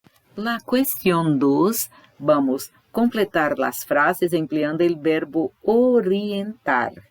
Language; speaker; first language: Spanish; non-native, fluent; Portuguese